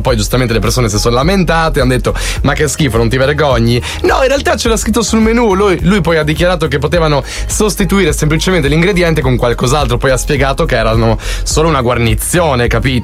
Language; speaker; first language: Italian; native; Italian